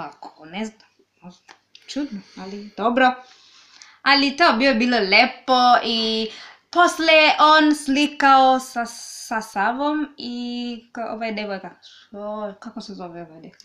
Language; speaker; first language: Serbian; non-native, learner; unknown